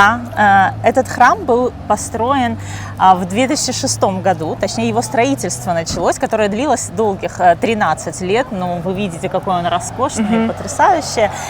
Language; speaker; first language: Russian; native; Russian